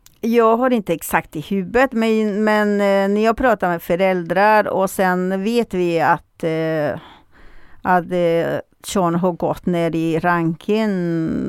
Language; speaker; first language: Swedish; non-native, fluent; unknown